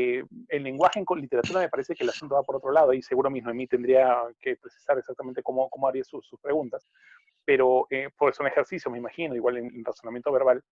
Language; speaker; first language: Spanish; native; Spanish